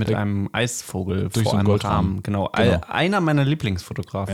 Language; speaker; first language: German; native; German